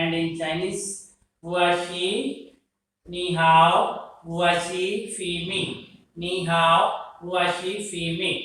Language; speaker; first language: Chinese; non-native, learner; Urdu